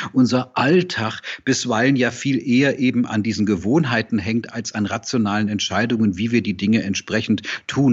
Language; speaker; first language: German; native; German